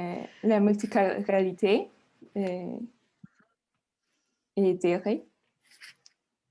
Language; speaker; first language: French; non-native, learner; Spanish